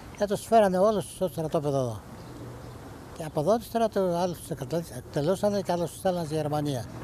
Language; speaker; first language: Greek; early bilingual, heritage; Greek